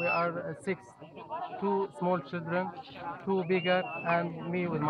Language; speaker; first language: English; non-native, learner; Kurdish